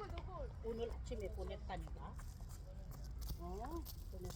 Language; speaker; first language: Korean; non-native, fluent; Filipino